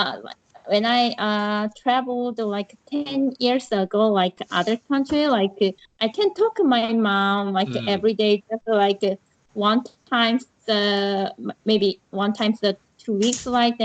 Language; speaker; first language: English; non-native, learner; Korean